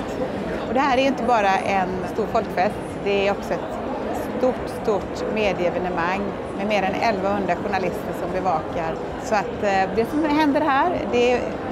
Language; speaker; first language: Swedish; native; Swedish